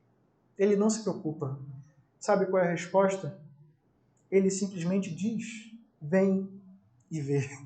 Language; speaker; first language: Portuguese; native; Portuguese